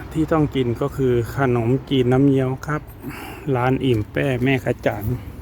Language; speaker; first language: Thai; native; Thai